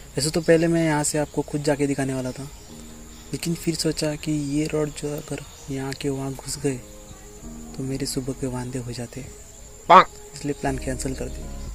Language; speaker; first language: Hindi; non-native, local second language; Konkani